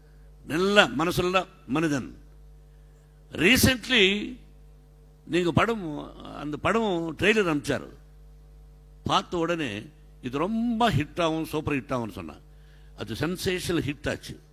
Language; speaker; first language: Tamil; non-native, learner; Telugu